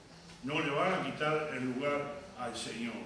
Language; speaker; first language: Spanish; native; Spanish